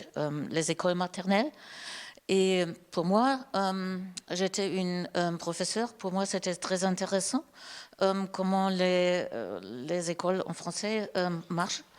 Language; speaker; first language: French; non-native, learner; German